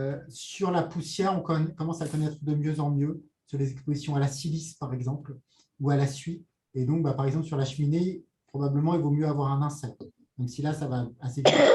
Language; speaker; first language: French; native; French